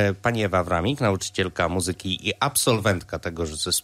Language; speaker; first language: Polish; native; Polish